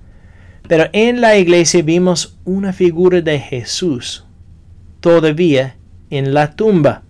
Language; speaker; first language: Spanish; non-native, fluent; English